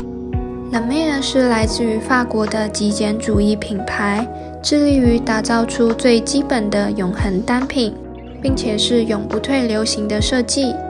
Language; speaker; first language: Chinese; native; Chinese